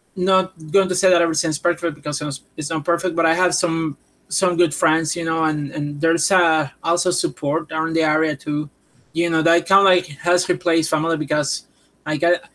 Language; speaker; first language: English; non-native, fluent; Spanish